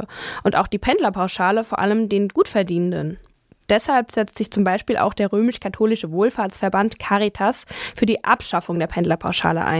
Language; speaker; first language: German; native; German